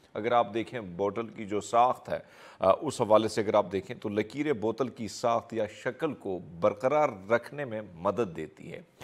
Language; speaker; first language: Urdu; non-native, local second language; Punjabi